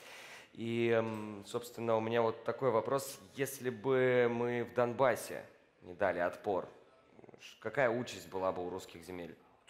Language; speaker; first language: Russian; native; Russian